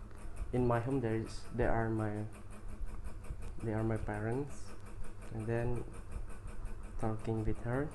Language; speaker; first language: English; non-native, learner; Indonesian